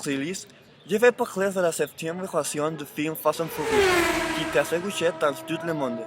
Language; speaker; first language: French; non-native, learner; Spanish